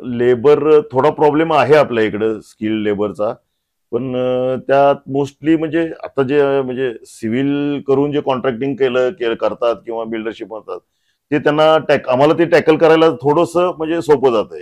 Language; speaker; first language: Marathi; native; Marathi